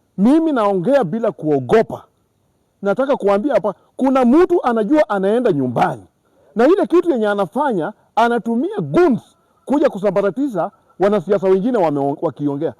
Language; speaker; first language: Swahili; non-native, local second language; Luyia